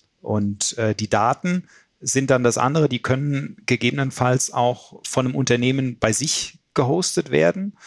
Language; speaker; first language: German; native; German